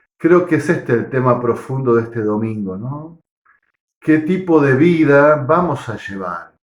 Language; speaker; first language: Spanish; native; Spanish